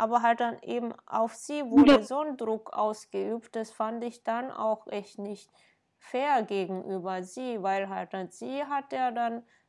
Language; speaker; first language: German; non-native, fluent; Japanese